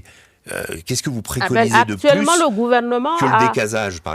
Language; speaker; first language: French; native; French